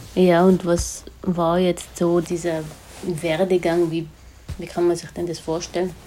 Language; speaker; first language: German; native; German